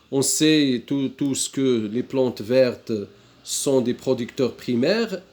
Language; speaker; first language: French; non-native, local second language; Arabic